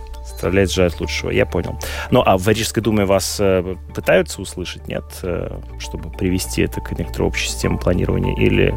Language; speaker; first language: Russian; native; Russian